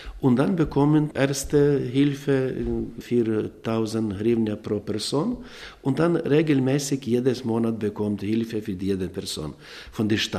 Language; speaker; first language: German; non-native, learner; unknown